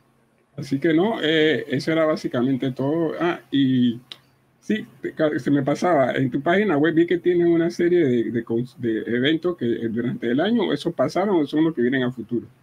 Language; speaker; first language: Spanish; native; Spanish